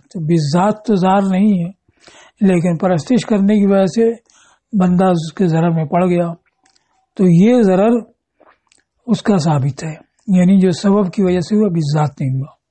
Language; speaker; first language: Urdu; native; Urdu